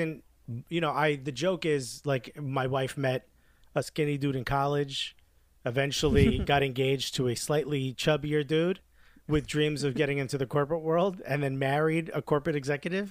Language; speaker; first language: English; early bilingual, other home language; Spanish